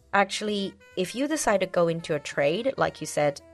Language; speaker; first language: English; non-native, fluent; Chinese